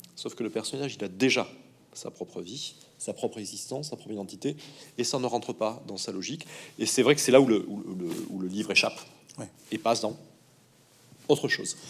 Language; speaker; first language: French; native; French